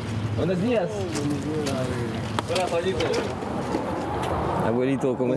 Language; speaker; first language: Spanish; non-native, fluent; French